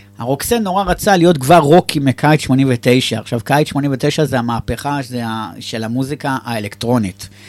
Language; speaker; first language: Hebrew; native; Hebrew